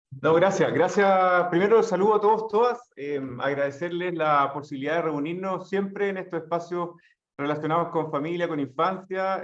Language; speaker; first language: Spanish; native; Spanish